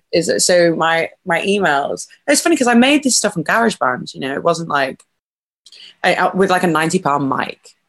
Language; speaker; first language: English; native; English